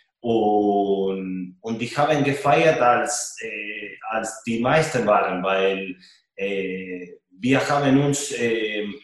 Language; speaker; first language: German; non-native, fluent; Spanish